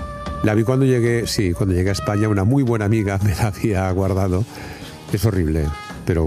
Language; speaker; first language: Spanish; native; Spanish